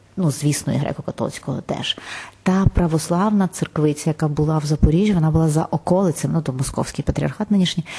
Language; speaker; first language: Ukrainian; non-native, local second language; Russian